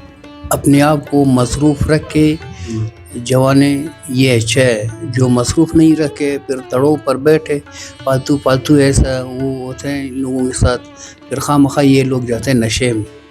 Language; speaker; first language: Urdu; non-native, local second language; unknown